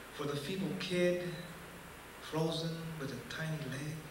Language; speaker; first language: English; early bilingual, other home language; Spanish